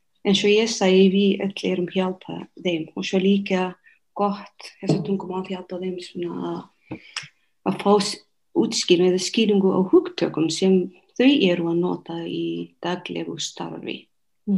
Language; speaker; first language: Icelandic; non-native, fluent; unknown